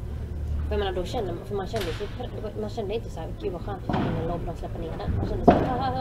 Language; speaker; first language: Swedish; native; Swedish